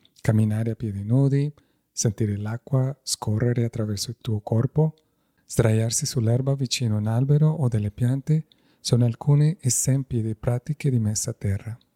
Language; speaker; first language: Italian; non-native, fluent; Spanish